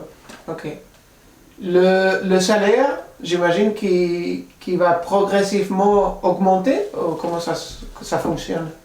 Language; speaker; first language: French; non-native, fluent; Spanish